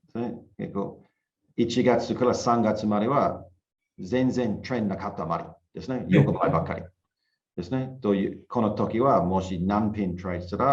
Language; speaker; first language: Japanese; non-native, learner; English